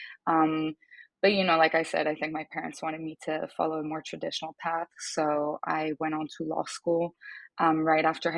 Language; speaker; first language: English; non-native, fluent; French